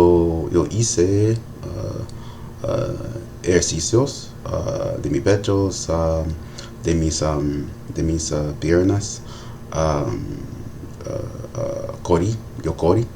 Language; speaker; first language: Spanish; non-native, learner; English